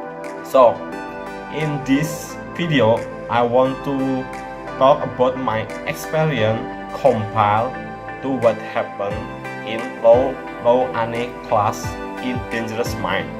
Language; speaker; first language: English; non-native, learner; Indonesian